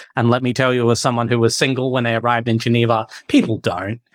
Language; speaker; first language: English; native; English